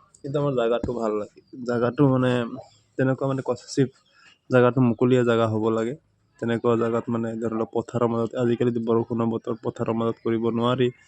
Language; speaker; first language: Assamese; non-native, local second language; Bangla